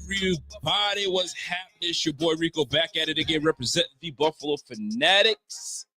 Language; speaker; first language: English; native; English